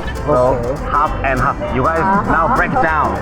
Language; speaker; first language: English; non-native, learner; Korean